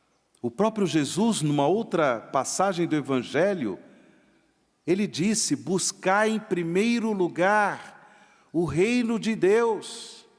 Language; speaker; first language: Portuguese; native; Portuguese